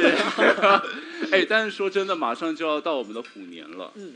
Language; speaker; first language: Chinese; native; Chinese